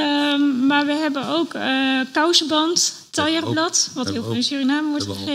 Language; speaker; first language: Dutch; native; Dutch